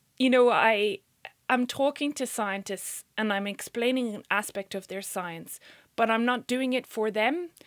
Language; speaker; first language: English; native; English